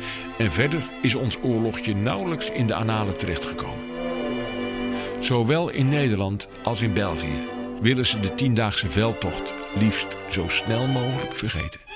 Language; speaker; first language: Dutch; native; Dutch